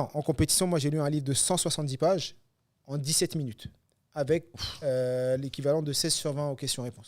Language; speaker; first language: French; native; French